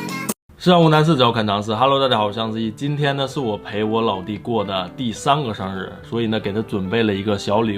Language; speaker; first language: Chinese; native; Chinese